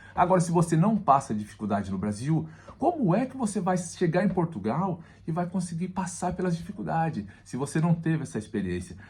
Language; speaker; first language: Portuguese; native; Portuguese